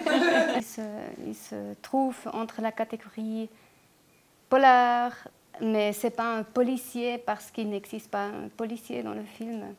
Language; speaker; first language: French; non-native, local second language; German